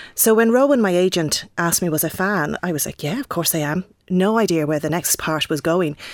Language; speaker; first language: English; native; English